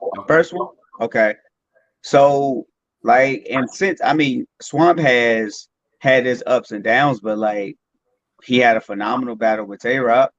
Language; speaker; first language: English; native; English